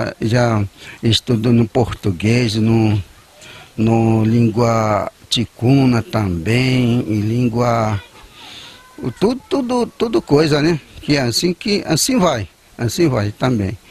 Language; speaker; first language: Portuguese; non-native, local second language; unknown